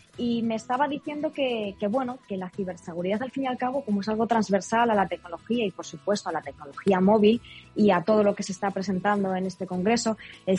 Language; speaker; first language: Spanish; native; Spanish